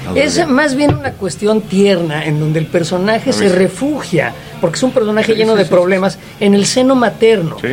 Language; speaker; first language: Spanish; native; Spanish